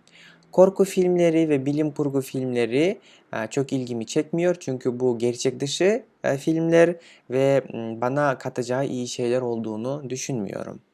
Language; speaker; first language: Turkish; non-native, fluent; Kyrgyz